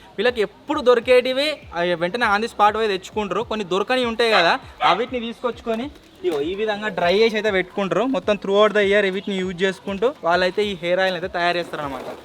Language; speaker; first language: Telugu; native; Telugu